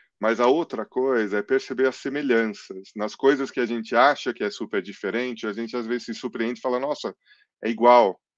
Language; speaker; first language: Portuguese; early bilingual, other home language; English